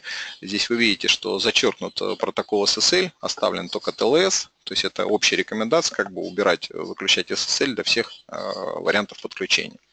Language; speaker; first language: Russian; native; Russian